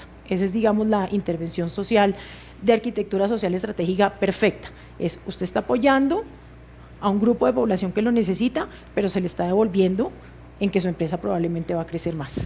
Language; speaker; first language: Spanish; native; Spanish